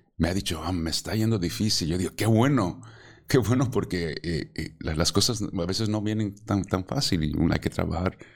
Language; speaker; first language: Spanish; early bilingual, heritage; Spanish